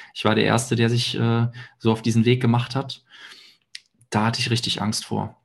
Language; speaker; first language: German; native; German